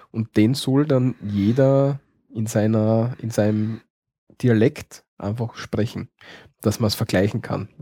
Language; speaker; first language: German; native; German